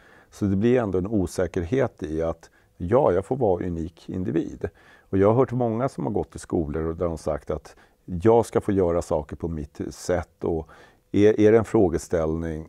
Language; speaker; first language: Swedish; native; Swedish